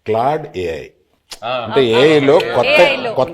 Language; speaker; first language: Telugu; native; Telugu